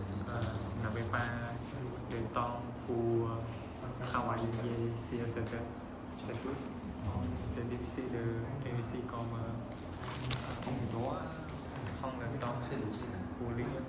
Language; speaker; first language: French; non-native, learner; Khmer